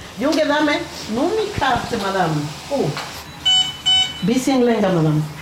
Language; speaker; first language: German; non-native, learner; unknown